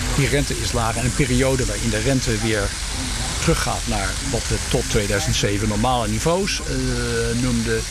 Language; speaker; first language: Dutch; early bilingual, other home language; Bosnian